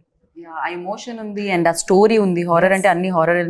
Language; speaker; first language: Telugu; native; Telugu